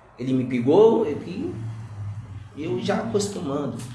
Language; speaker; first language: Portuguese; non-native, learner; Haitian Creole